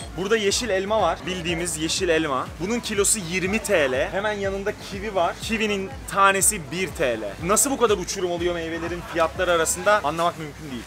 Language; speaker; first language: Turkish; native; Turkish